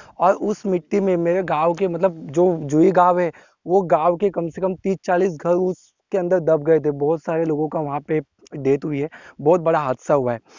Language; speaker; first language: Hindi; non-native, local second language; Marathi